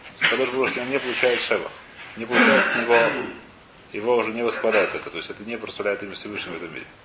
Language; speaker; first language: Russian; early bilingual, heritage; Russian